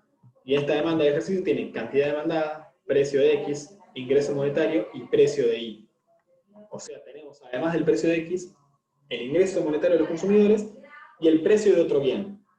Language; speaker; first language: Spanish; native; Spanish